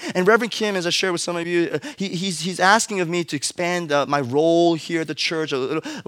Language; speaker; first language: English; early bilingual, other home language; Korean